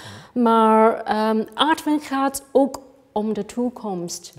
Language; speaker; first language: Dutch; non-native, fluent; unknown